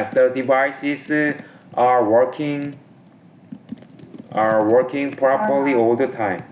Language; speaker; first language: English; non-native, learner; Korean